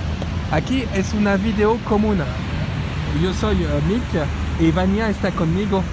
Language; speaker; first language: Spanish; non-native, learner; French